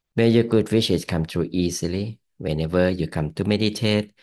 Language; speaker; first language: English; non-native, fluent; Thai